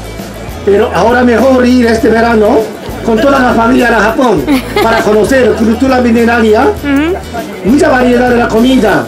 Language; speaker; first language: Spanish; non-native, learner; Japanese